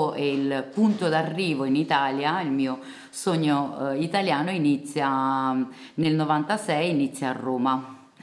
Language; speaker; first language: Italian; early bilingual, other home language; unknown